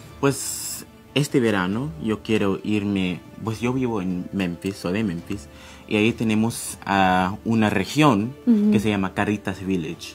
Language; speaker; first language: Spanish; non-native, fluent; English